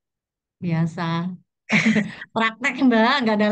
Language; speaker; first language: Indonesian; native; Indonesian